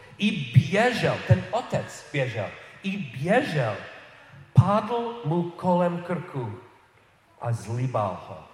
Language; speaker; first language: Czech; non-native, fluent; English